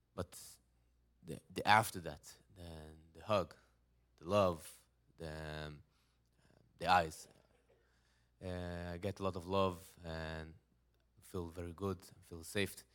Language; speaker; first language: English; non-native, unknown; Hebrew